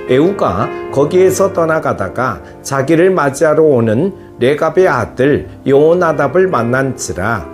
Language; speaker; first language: Korean; native; Korean